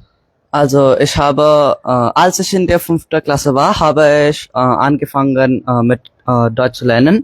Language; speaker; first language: German; non-native, learner; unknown